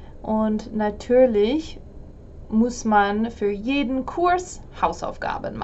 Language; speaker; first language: German; non-native, fluent; English